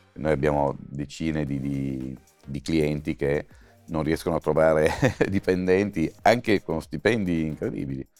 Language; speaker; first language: Italian; native; Italian